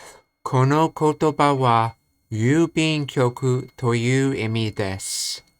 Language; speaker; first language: Japanese; non-native, learner; English